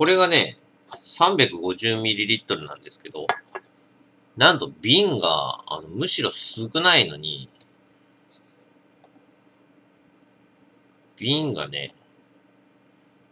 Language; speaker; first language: Japanese; native; Japanese